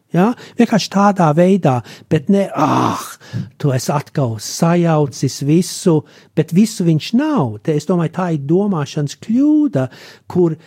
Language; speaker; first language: Latvian; early bilingual, heritage; Latvian